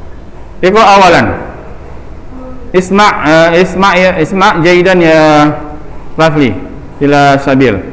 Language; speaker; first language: Arabic; non-native, fluent; Indonesian